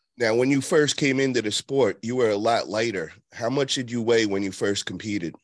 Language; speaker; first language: English; native; English